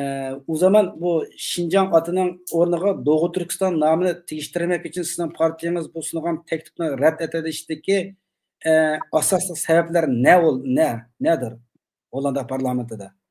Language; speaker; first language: Turkish; non-native, learner; Uyghur